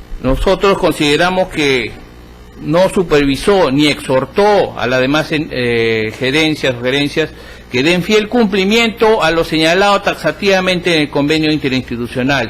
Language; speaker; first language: Spanish; native; Spanish